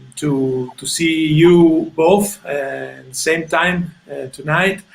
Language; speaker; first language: English; non-native, fluent; Italian